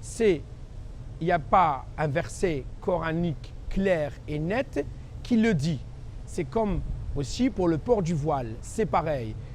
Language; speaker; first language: French; non-native, local second language; Kabyle